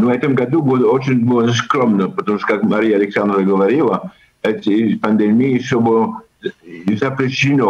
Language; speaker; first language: Russian; early bilingual, heritage; Russian